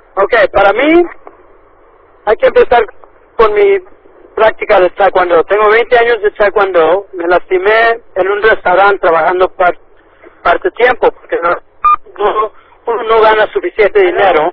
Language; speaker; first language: Spanish; early bilingual, heritage; Spanish